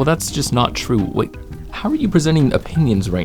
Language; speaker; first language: English; native; English